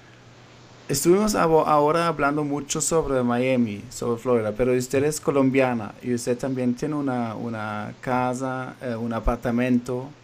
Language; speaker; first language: Spanish; non-native, fluent; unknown